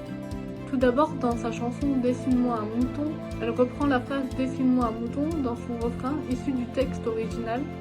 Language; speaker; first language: French; native; French